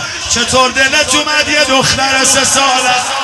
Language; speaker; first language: Persian; native; Persian